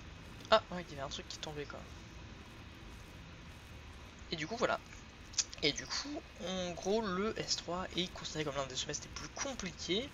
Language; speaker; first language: French; native; French